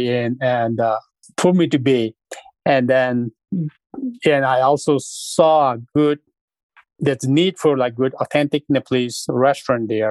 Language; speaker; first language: English; non-native, fluent; Sherpa